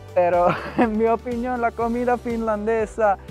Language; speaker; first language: Spanish; non-native, fluent; Finnish